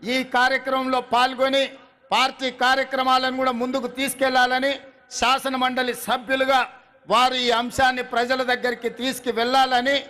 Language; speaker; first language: Telugu; native; Telugu